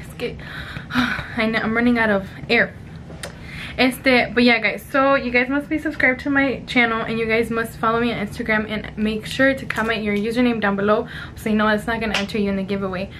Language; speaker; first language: English; early bilingual, other home language; Spanish